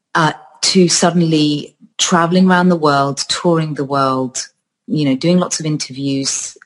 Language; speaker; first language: English; early bilingual, other home language; Georgian